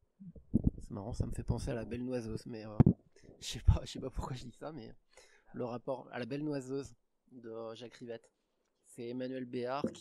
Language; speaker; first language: French; native; French